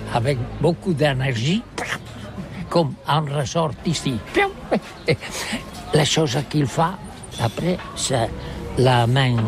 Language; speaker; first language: French; non-native, learner; Catalan